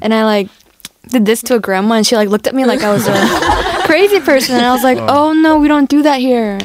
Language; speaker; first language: English; early bilingual, other home language; Korean